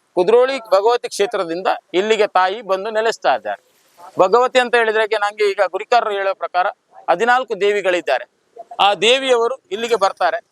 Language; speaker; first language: Kannada; native; Kannada